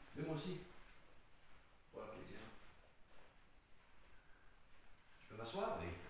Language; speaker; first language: French; native; French